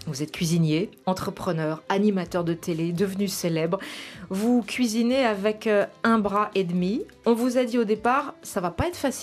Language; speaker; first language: French; native; French